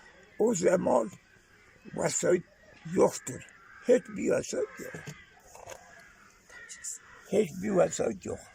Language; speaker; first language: Turkish; non-native, local second language; Kurdish